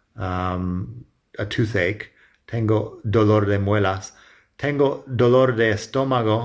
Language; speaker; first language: Spanish; non-native, fluent; English